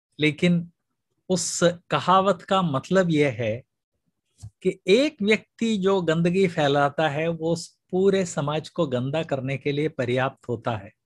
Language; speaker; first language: Hindi; non-native, local second language; Malayalam